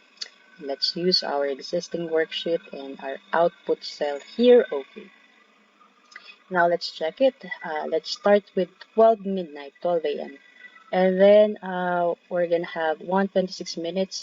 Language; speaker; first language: English; non-native, local second language; Filipino